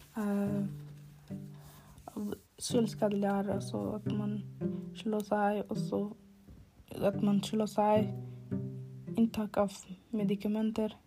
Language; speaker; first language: Norwegian; non-native, learner; Arabic